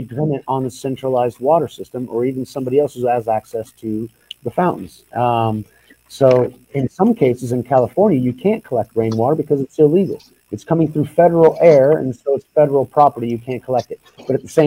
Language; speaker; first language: English; native; English